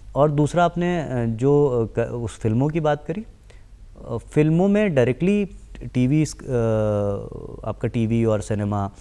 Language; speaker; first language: Hindi; native; Hindi